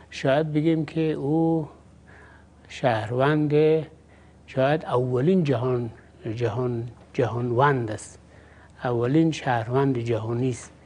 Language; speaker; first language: Persian; native; Persian